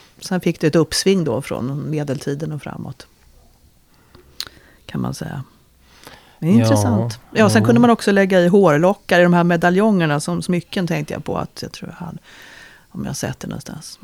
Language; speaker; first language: Swedish; native; Swedish